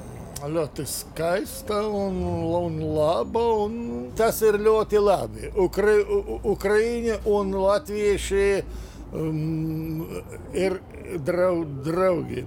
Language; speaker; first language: Latvian; non-native, learner; Russian